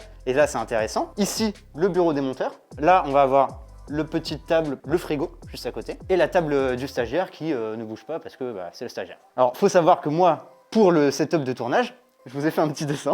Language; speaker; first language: French; native; French